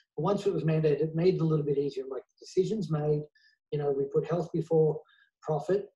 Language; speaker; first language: English; native; English